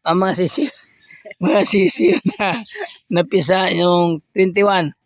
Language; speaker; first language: Filipino; non-native, local second language; Cebuano